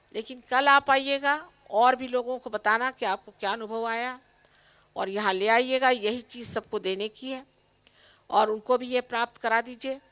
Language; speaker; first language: Hindi; non-native, local second language; Marathi